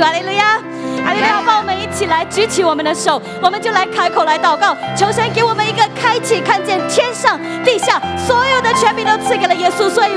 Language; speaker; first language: Chinese; native; Chinese